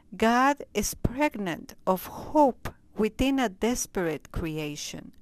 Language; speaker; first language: English; non-native, fluent; Spanish